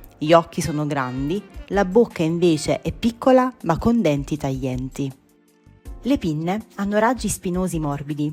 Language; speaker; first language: Italian; native; Italian